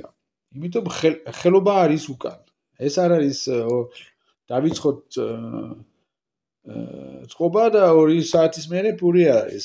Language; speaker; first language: Georgian; non-native, learner; French